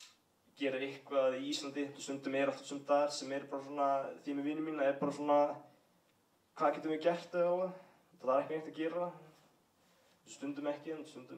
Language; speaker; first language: Icelandic; early bilingual, heritage; English